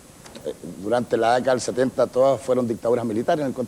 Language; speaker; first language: Spanish; native; Spanish